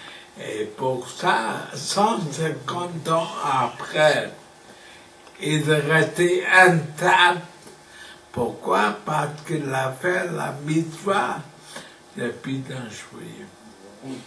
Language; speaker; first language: French; non-native, fluent; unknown